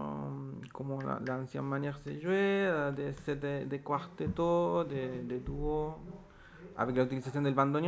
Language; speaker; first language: French; non-native, learner; Spanish